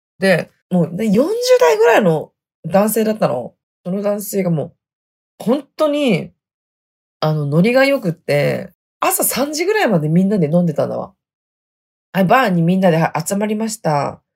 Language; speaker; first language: Japanese; native; Japanese